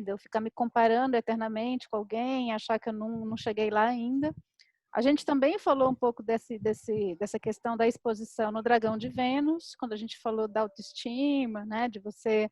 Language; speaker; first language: Portuguese; native; Portuguese